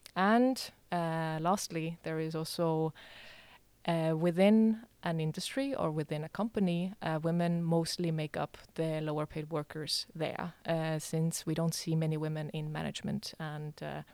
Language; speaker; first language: English; non-native, fluent; Estonian